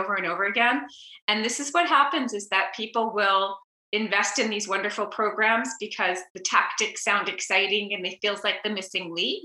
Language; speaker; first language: English; native; English